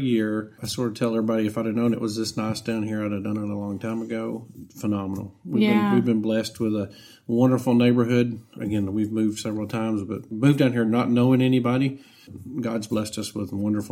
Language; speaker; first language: English; native; English